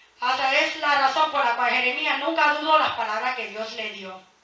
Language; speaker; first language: Spanish; early bilingual, heritage; Spanish